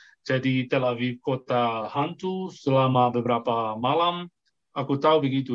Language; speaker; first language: Indonesian; non-native, fluent; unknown